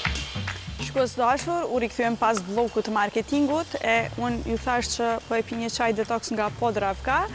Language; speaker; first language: Albanian; native; Albanian